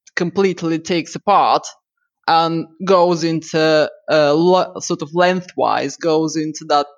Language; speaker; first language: English; non-native, fluent; Russian